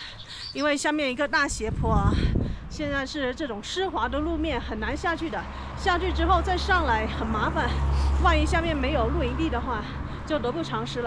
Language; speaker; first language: Chinese; native; Chinese